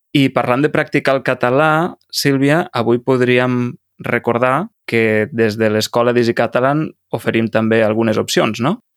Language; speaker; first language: Catalan; native; Catalan